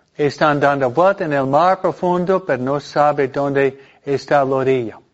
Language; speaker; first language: Spanish; non-native, fluent; English